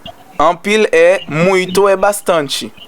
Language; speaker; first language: Portuguese; non-native, learner; Haitian Creole